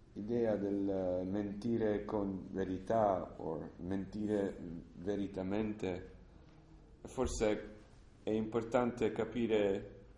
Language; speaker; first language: Italian; non-native, learner; English